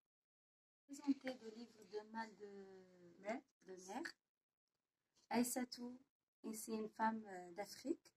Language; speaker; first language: French; non-native, learner; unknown